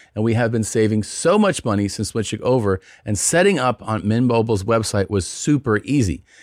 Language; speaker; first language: English; native; English